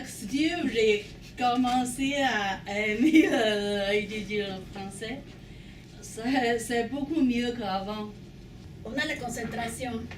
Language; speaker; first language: French; non-native, fluent; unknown